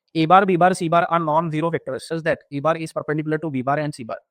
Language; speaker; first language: English; non-native, local second language; Marathi